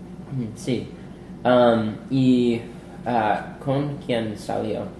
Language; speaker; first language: Spanish; non-native, learner; English